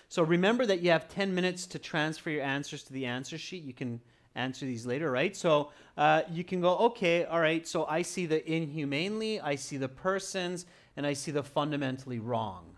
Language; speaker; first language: English; native; English